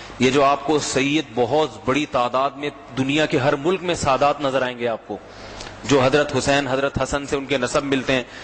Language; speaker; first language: Urdu; native; Urdu